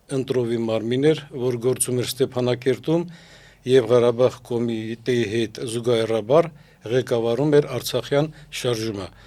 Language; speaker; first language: Armenian; native; Armenian